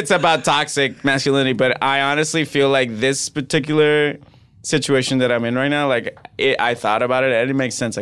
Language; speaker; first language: English; non-native, fluent; Spanish